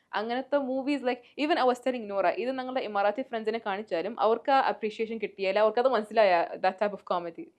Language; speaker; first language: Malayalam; non-native, fluent; Arabic